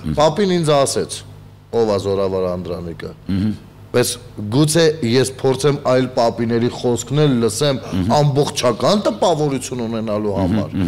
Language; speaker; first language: Armenian; native; Armenian